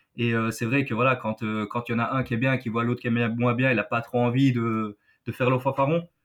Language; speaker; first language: French; native; French